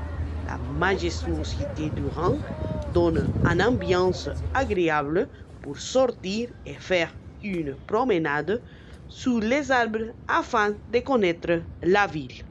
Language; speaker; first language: French; non-native, learner; Spanish